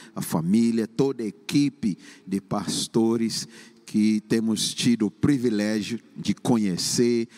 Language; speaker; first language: Portuguese; non-native, fluent; English